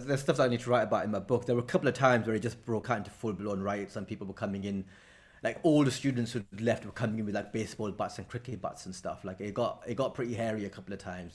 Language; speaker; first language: English; native; English